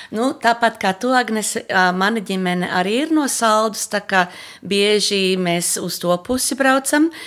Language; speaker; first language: Latvian; early bilingual, heritage; Latvian